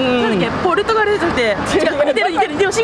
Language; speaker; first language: Japanese; native; Japanese